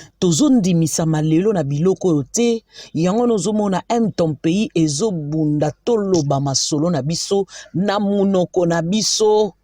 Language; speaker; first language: Lingala; native; Lingala